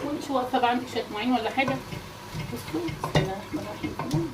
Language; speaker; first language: Arabic; native; Arabic